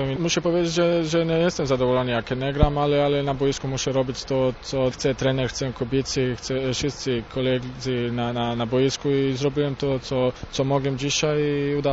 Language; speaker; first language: Polish; non-native, fluent; Bosnian